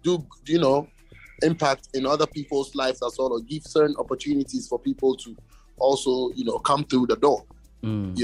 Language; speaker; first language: English; non-native, local second language; Ewe